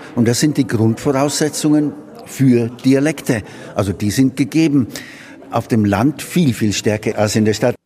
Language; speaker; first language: German; non-native, fluent; English